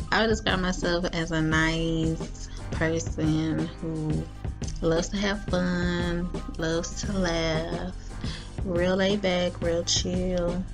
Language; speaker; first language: English; native; English